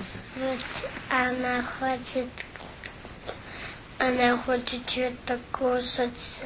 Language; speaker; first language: Russian; early bilingual, heritage; Russian